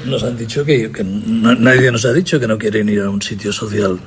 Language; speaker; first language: Spanish; native; Spanish